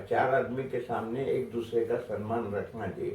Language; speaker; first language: Hindi; non-native, local second language; Marathi